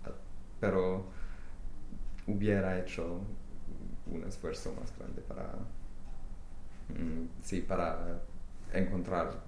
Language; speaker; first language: Spanish; non-native, fluent; English